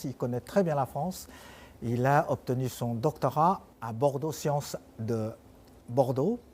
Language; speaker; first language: French; non-native, fluent; Chinese